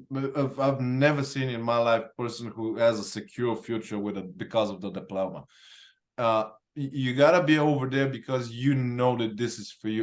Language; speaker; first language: English; non-native, fluent; Bulgarian